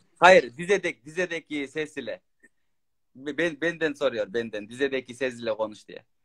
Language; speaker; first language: Turkish; non-native, learner; Kyrgyz